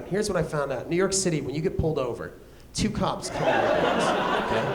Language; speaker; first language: English; native; English